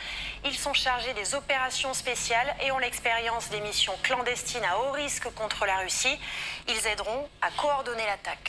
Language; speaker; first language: French; native; French